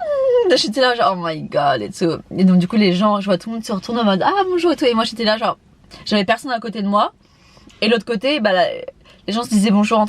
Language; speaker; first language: French; native; French